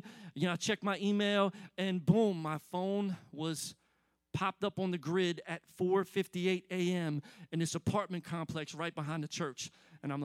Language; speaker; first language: English; native; English